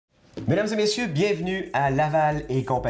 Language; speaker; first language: French; native; French